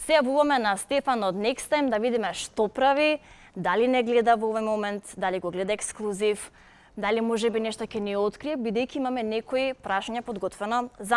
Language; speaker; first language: Macedonian; native; Macedonian